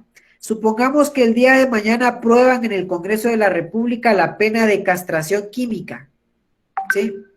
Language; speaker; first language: Spanish; native; Spanish